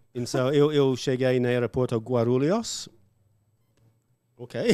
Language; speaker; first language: Portuguese; non-native, learner; English